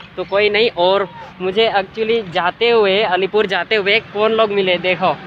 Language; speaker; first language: Hindi; non-native, local second language; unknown